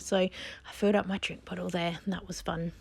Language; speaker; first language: English; native; English